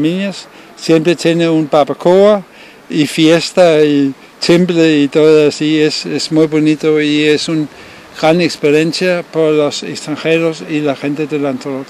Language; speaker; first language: Spanish; non-native, learner; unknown